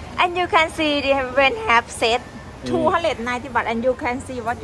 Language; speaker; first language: English; non-native, learner; Thai